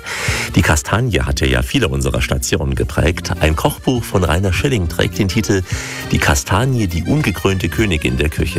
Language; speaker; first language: German; native; German